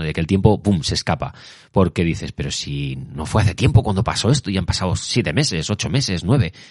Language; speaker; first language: Spanish; native; Spanish